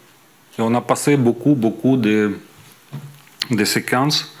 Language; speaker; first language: French; non-native, fluent; Ukrainian